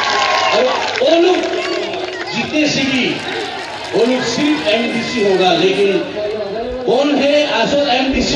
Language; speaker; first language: Hindi; non-native, local second language; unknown